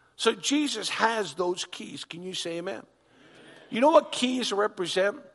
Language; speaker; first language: English; native; English